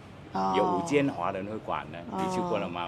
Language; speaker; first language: Chinese; early bilingual, heritage; Chinese